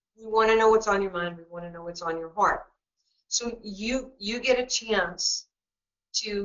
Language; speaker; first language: English; native; English